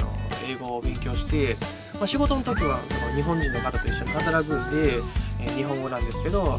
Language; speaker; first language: Japanese; native; Japanese